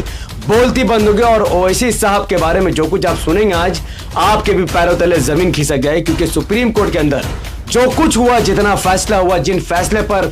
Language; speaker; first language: Hindi; native; Hindi